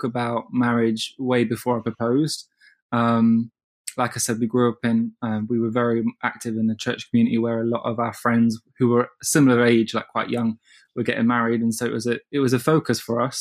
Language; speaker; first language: English; native; English